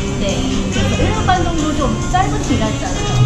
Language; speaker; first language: Korean; non-native, fluent; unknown